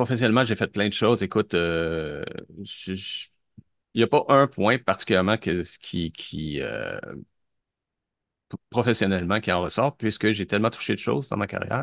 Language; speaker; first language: French; native; French